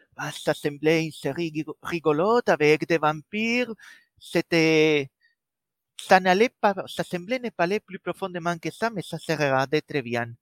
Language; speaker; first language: French; non-native, fluent; Spanish